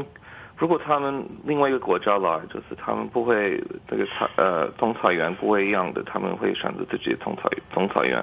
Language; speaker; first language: Chinese; early bilingual, heritage; English